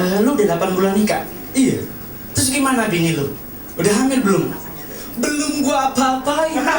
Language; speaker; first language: Indonesian; native; Indonesian